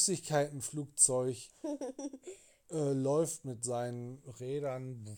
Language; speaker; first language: German; native; German